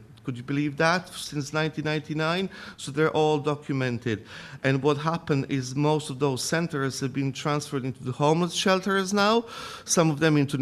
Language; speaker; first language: English; non-native, fluent; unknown